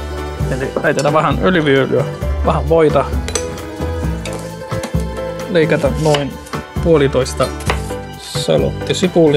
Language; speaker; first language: Finnish; non-native, fluent; Italian